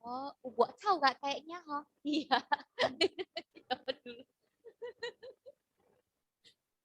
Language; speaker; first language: Indonesian; native; Indonesian